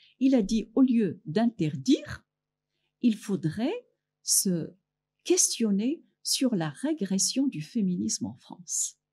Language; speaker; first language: French; non-native, local second language; Arabic